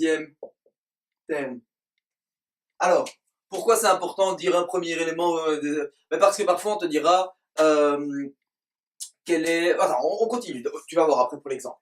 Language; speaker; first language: French; native; French